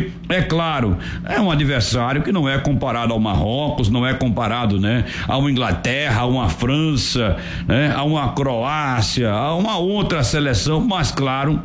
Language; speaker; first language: Portuguese; native; Portuguese